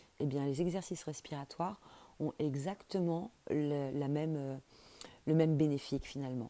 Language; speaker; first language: French; native; French